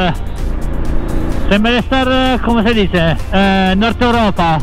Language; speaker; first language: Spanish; non-native, learner; Italian